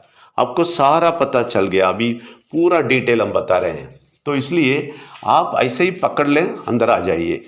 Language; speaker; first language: Hindi; non-native, local second language; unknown